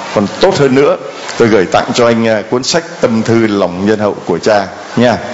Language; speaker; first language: Vietnamese; native; Vietnamese